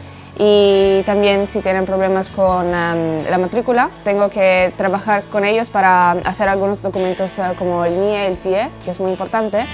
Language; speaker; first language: Spanish; non-native, fluent; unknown